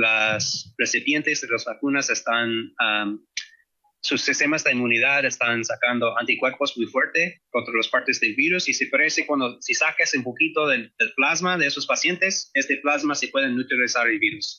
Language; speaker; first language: Spanish; non-native, fluent; English